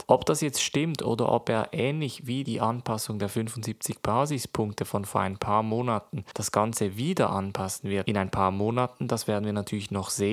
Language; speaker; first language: German; native; German